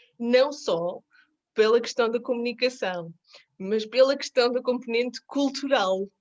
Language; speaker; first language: Portuguese; native; Portuguese